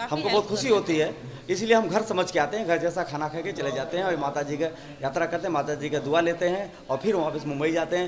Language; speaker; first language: Hindi; native; Hindi